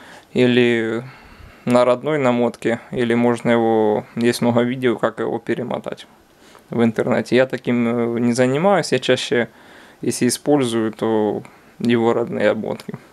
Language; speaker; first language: Russian; non-native, local second language; Ukrainian